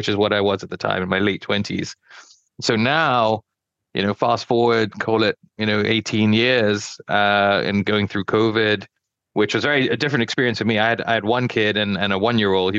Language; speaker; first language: English; non-native, local second language; Yoruba